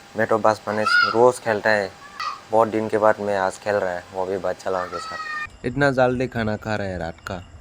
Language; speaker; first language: Hindi; non-native, local second language; Kok Borok